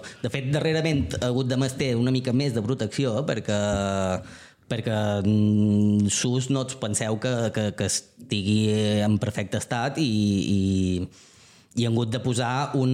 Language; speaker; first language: Catalan; native; Catalan